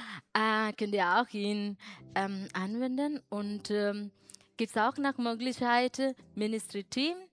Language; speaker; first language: German; non-native, learner; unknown